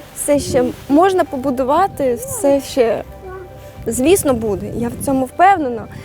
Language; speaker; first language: Ukrainian; native; Ukrainian